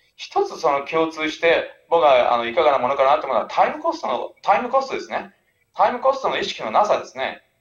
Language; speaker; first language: Japanese; native; Japanese